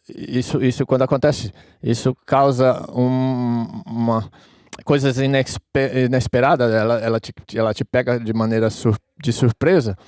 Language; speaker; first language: Portuguese; non-native, fluent; English